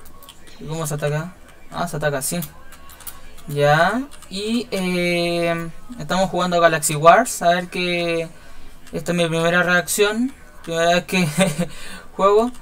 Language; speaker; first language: Spanish; native; Spanish